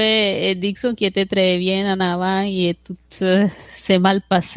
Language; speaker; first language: French; non-native, fluent; Spanish